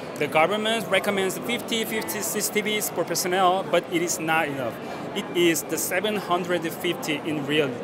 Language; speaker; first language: English; non-native, learner; Korean